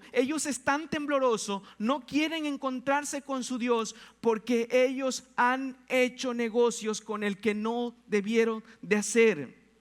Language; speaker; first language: Spanish; native; Spanish